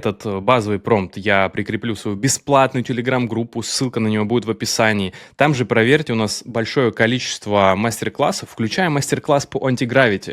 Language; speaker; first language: Russian; native; Russian